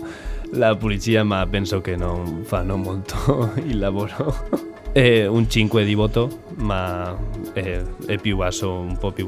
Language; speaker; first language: Italian; non-native, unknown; Spanish